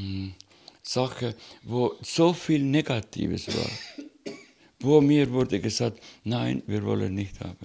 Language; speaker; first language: German; non-native, learner; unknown